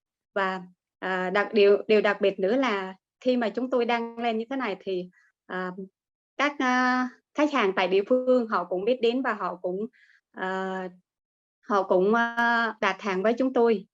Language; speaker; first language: Vietnamese; native; Vietnamese